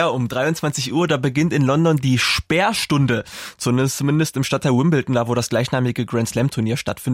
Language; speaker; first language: German; native; German